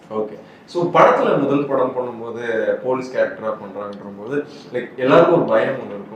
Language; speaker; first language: Tamil; native; Tamil